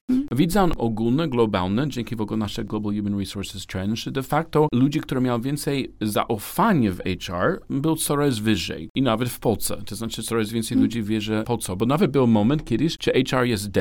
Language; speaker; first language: Polish; non-native, learner; English